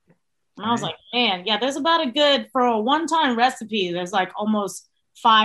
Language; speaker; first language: English; native; English